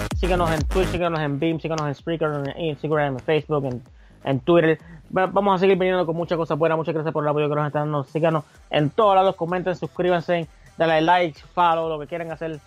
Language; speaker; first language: Spanish; native; Spanish